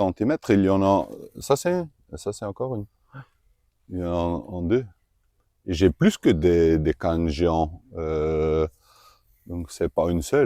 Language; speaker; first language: French; non-native, local second language; Dutch